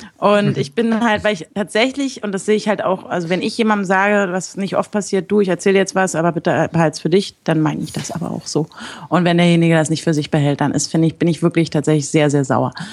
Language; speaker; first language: German; native; German